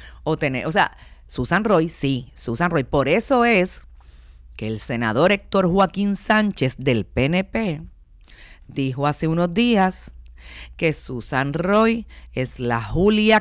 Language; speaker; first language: Spanish; native; Spanish